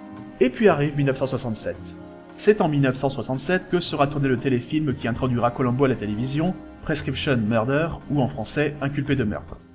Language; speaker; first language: French; native; French